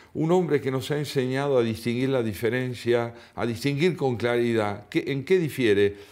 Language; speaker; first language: Spanish; native; Spanish